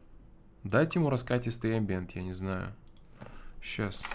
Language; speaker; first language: Russian; native; Russian